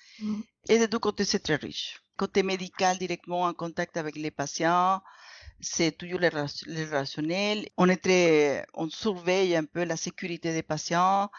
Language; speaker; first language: French; non-native, fluent; Spanish